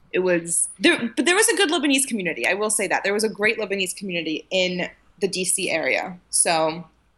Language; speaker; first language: English; early bilingual, other home language; Arabic